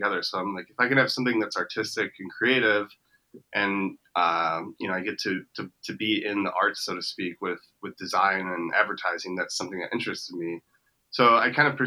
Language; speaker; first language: English; native; English